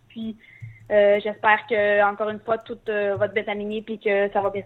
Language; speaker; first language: French; native; French